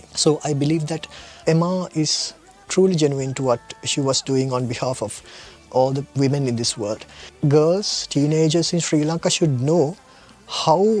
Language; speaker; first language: English; non-native, local second language; Sinhala